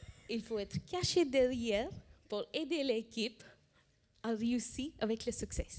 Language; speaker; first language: French; non-native, fluent; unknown